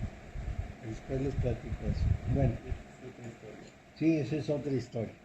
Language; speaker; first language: Spanish; native; Spanish